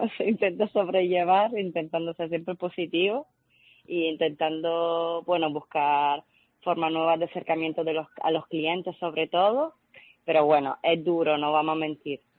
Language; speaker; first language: Spanish; non-native, fluent; Italian